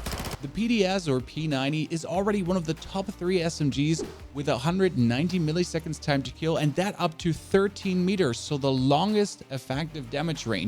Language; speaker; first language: English; non-native, fluent; German